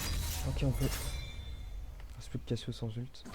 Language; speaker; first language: French; native; French